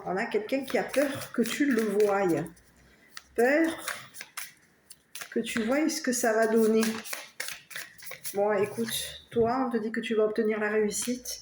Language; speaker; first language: French; native; French